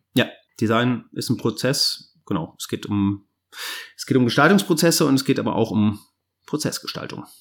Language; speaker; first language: German; native; German